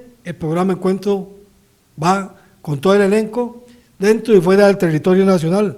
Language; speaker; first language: Spanish; native; Spanish